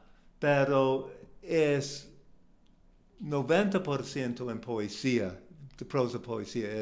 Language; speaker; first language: Spanish; non-native, learner; English